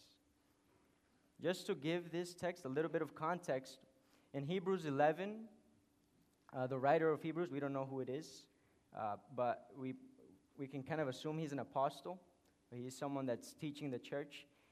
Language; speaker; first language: English; non-native, fluent; Spanish